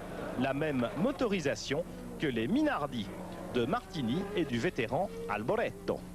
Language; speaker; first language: French; native; French